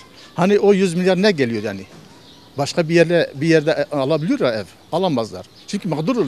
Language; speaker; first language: Turkish; non-native, local second language; Kurdish